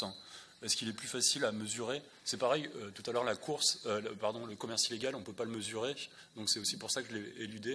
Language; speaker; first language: French; native; French